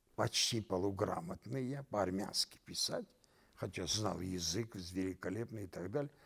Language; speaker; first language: Russian; non-native, local second language; Armenian